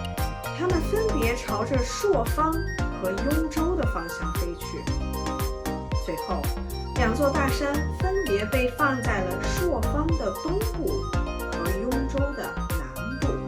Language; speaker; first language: Chinese; native; Chinese